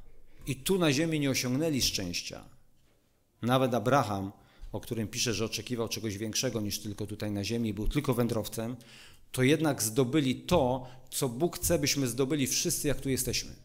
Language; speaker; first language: Polish; native; Polish